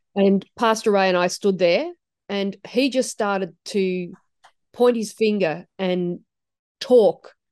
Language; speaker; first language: English; native; English